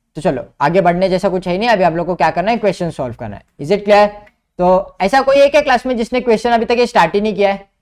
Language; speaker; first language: Hindi; non-native, local second language; Marathi